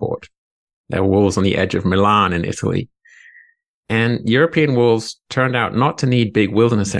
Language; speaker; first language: English; native; English